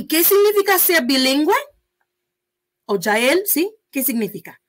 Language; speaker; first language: Spanish; early bilingual, heritage; Spanish